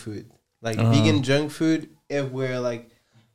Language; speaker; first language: English; non-native, fluent; French